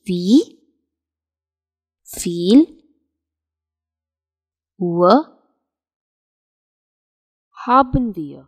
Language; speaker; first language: German; non-native, fluent; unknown